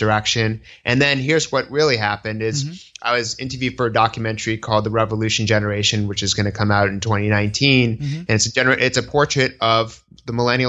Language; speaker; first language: English; native; English